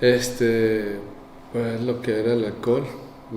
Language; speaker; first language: Spanish; native; Spanish